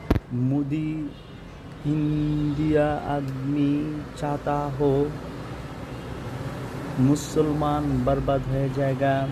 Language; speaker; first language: Hindi; non-native, learner; Bangla